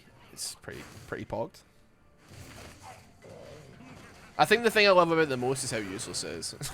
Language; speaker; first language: English; native; English